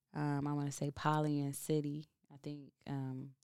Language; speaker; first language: English; native; English